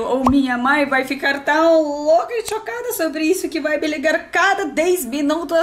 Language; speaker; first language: Portuguese; non-native, learner; Russian